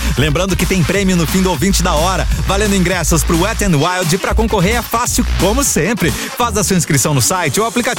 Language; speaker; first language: Portuguese; native; Portuguese